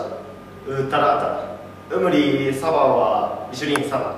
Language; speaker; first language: Arabic; non-native, learner; Japanese